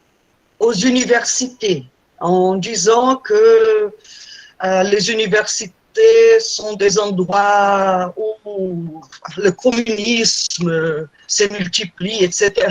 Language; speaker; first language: French; non-native, fluent; Portuguese